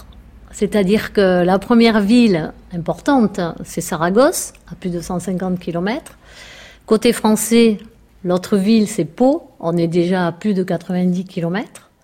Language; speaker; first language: French; native; French